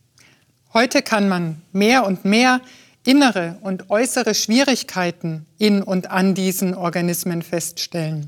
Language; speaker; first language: German; native; German